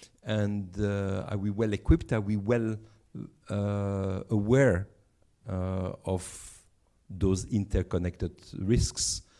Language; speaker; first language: English; non-native, fluent; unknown